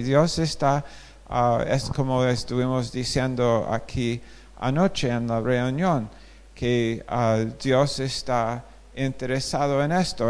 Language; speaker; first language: Spanish; non-native, fluent; English